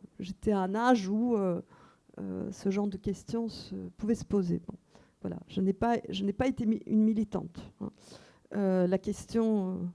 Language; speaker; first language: French; non-native, fluent; Russian